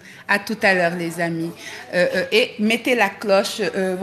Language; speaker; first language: French; native; French